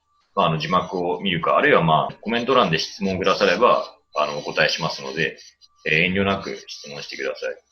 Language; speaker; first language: Japanese; native; Japanese